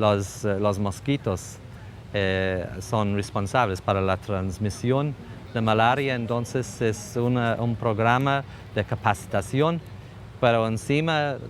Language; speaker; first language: Spanish; non-native, fluent; English